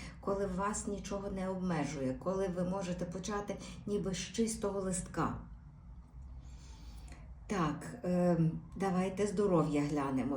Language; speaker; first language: Ukrainian; native; Ukrainian